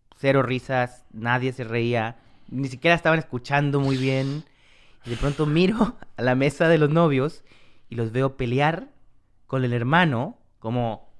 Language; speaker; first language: Spanish; native; Spanish